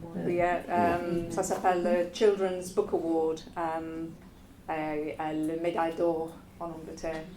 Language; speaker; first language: French; non-native, fluent; English